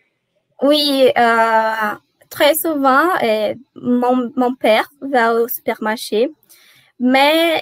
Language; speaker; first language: French; non-native, learner; Portuguese